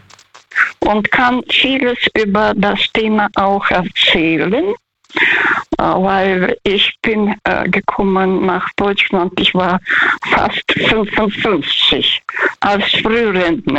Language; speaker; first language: German; non-native, fluent; Russian